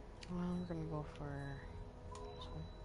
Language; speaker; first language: English; native; English